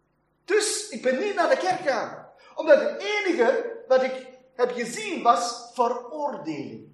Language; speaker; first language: Dutch; non-native, fluent; German